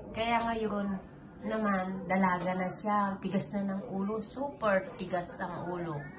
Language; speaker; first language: Filipino; native; Filipino